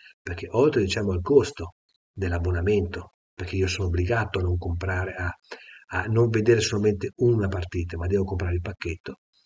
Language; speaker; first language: Italian; native; Italian